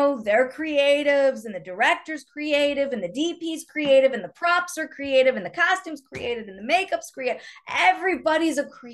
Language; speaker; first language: English; native; English